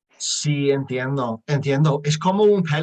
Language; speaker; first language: Spanish; non-native, learner; English